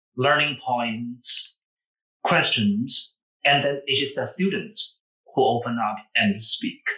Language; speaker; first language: English; non-native, fluent; Chinese